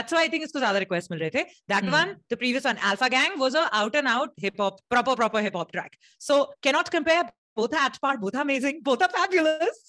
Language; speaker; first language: English; non-native, local second language; Hindi